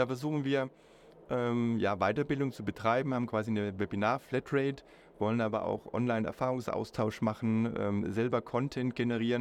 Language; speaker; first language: German; native; German